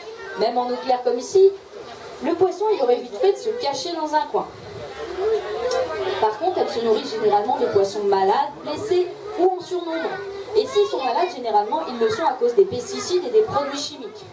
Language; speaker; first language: French; native; French